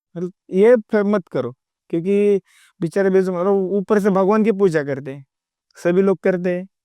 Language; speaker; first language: Hindi; non-native, local second language; Marathi